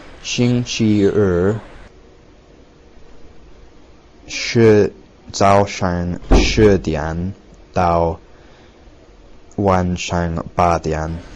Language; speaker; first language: Chinese; non-native, learner; English